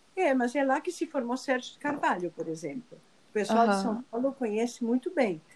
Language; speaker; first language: Portuguese; non-native, fluent; Spanish